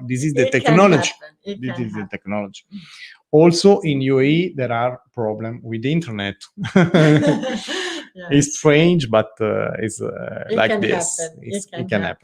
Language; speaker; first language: English; non-native, learner; Italian